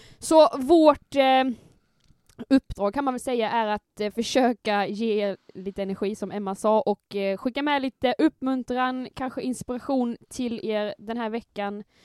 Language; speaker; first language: Swedish; native; Swedish